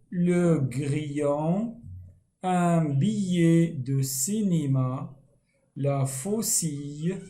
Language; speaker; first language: French; non-native, local second language; Arabic